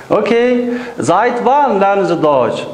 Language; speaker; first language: German; non-native, fluent; Turkish